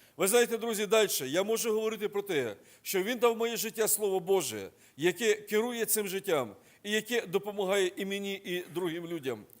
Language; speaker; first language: Ukrainian; non-native, local second language; Russian